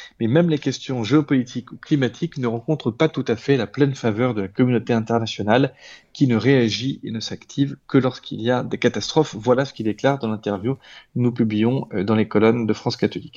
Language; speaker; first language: French; native; French